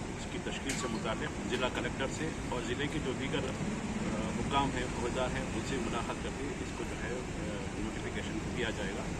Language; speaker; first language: Hindi; non-native, local second language; Urdu